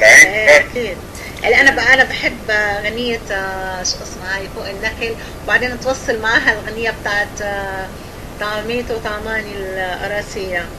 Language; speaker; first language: Arabic; native; Arabic